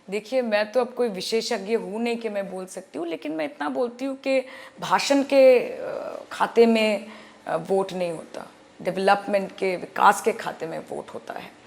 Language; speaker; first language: Hindi; non-native, local second language; Bangla